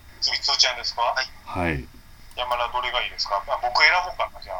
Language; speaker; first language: Japanese; native; Japanese